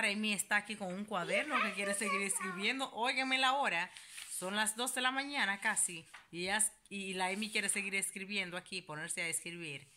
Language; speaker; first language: Spanish; native; Spanish